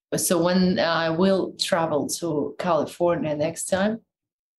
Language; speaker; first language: English; non-native, fluent; Russian